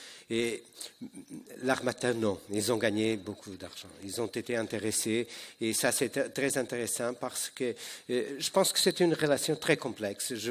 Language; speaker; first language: French; non-native, fluent; Portuguese